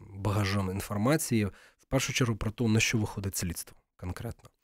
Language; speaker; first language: Ukrainian; native; Ukrainian